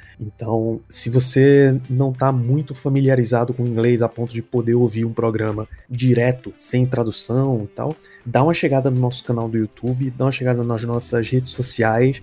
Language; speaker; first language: Portuguese; native; Portuguese